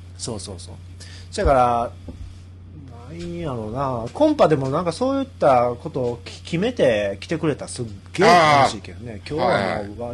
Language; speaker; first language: Japanese; native; Japanese